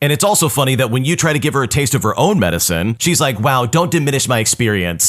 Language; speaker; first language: English; native; English